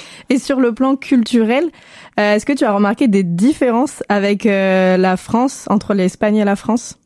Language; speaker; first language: French; native; French